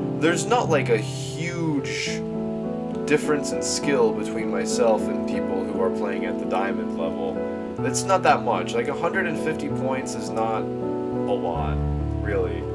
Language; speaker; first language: English; native; English